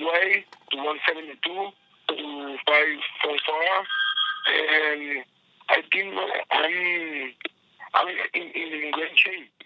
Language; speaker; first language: English; non-native, learner; Spanish